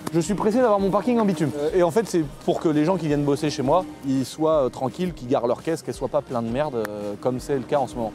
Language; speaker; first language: French; native; French